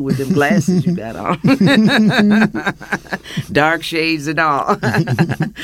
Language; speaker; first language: English; native; English